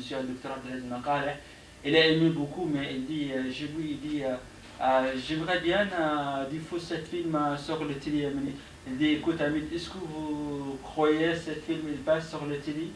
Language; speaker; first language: French; non-native, learner; Arabic